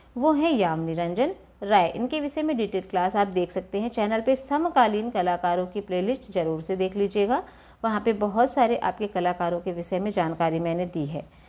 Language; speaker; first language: Hindi; native; Hindi